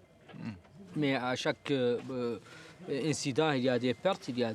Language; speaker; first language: French; non-native, local second language; Arabic